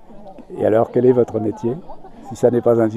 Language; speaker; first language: French; native; French